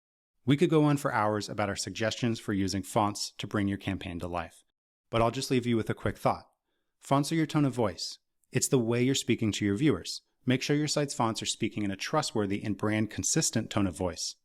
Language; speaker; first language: English; native; English